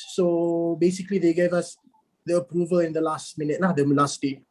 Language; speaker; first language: English; non-native, local second language; Malay